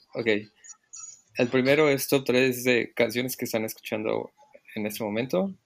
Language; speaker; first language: Spanish; native; Spanish